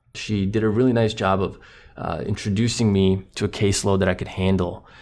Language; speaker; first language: English; non-native, fluent; Croatian